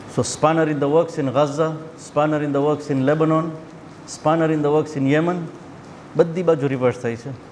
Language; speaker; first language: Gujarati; early bilingual, heritage; Gujarati